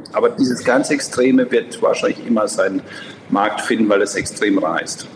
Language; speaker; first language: German; non-native, fluent; Croatian